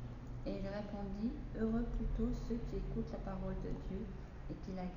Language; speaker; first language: French; native; French